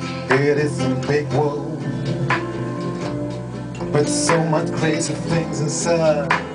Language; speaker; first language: English; non-native, learner; Dutch